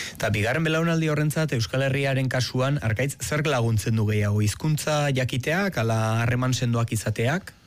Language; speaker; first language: Basque; native; Basque